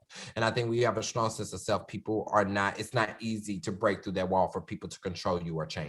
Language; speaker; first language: English; native; English